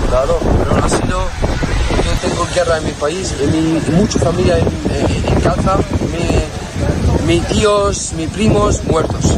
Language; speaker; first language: Spanish; non-native, learner; Arabic